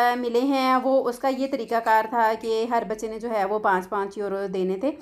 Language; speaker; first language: Urdu; non-native, local second language; Punjabi